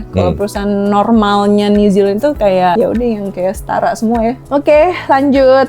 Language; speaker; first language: Indonesian; native; Indonesian